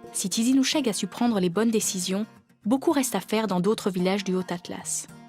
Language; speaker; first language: French; native; French